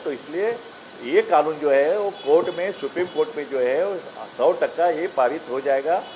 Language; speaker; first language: Hindi; non-native, local second language; Marathi